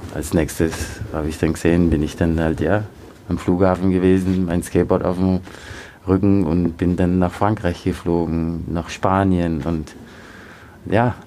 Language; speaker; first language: German; early bilingual, other home language; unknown